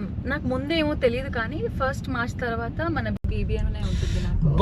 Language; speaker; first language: Telugu; native; Telugu